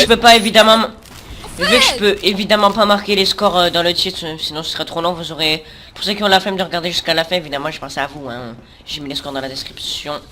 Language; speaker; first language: French; native; French